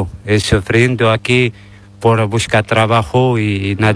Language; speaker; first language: Spanish; non-native, learner; Arabic